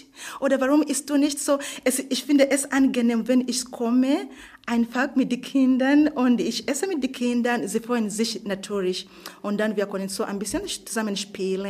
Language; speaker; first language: German; non-native, learner; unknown